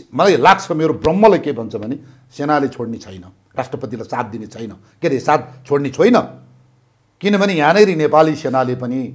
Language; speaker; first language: Nepali; native; Nepali